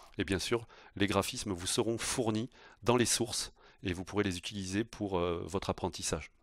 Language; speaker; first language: French; native; French